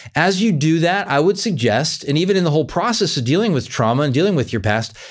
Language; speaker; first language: English; native; English